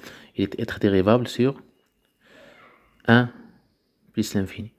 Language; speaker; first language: French; non-native, local second language; Arabic